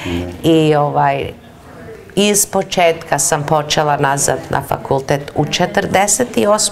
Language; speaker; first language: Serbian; early bilingual, heritage; Serbian